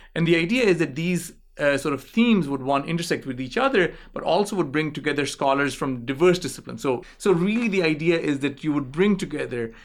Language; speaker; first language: English; non-native, local second language; Urdu